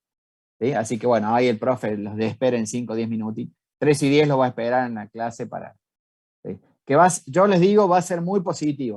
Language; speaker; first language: Spanish; native; Spanish